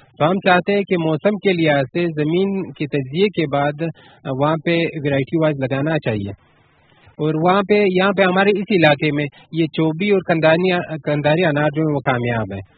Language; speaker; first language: Urdu; non-native, local second language; Pashto